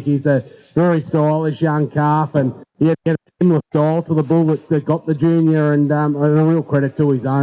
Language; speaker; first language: English; native; English